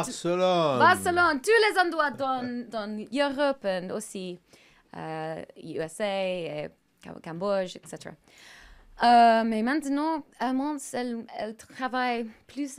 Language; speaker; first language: French; non-native, learner; English